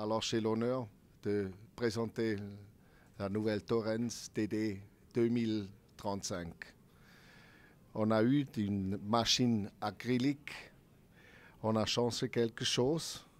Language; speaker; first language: French; non-native, learner; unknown